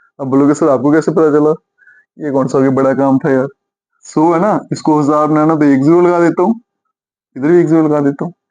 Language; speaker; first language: Hindi; native; Hindi